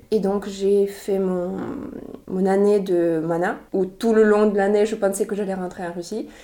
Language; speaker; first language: French; non-native, fluent; Russian